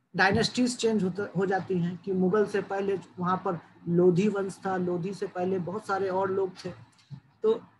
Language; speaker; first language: Hindi; native; Hindi